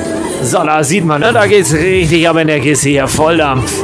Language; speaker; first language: German; native; German